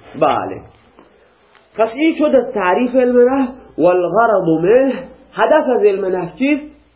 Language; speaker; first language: Persian; native; Persian